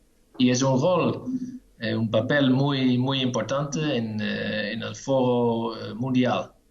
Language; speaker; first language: Spanish; non-native, fluent; Dutch